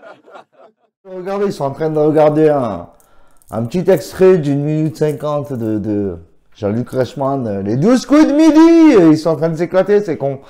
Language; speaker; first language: French; native; French